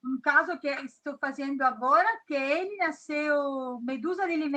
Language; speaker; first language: Portuguese; non-native, learner; Italian